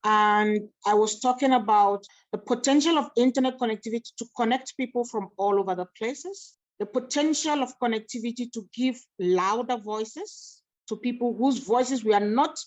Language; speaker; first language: English; non-native, local second language; Igbo